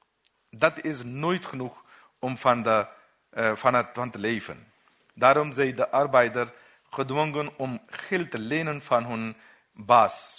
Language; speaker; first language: Dutch; non-native, learner; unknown